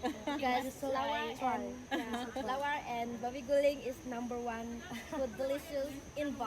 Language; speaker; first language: English; non-native, learner; Indonesian